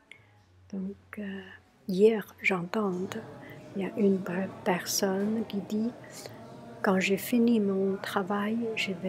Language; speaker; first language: French; non-native, learner; Chinese